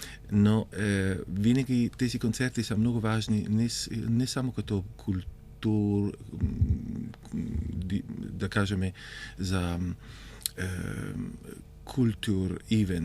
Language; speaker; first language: Bulgarian; non-native, fluent; Italian